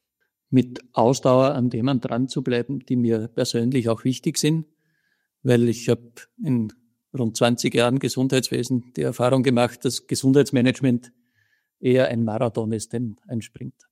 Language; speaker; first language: German; native; German